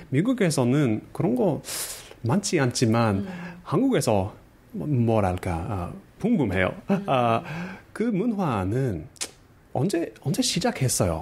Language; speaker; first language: Korean; non-native, fluent; English